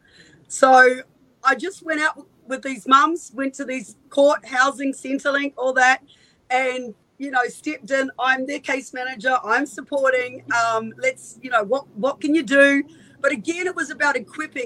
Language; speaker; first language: English; native; English